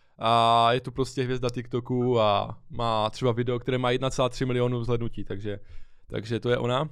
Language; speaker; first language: Czech; native; Czech